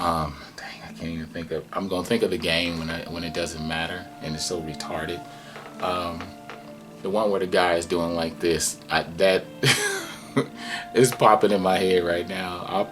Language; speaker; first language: English; native; English